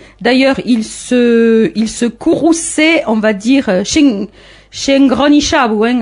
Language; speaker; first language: French; native; French